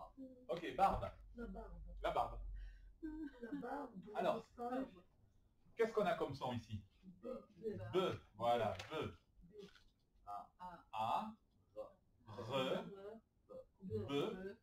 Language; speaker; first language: French; native; French